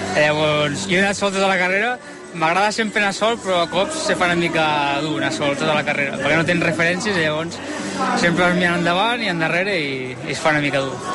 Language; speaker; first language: Catalan; native; Catalan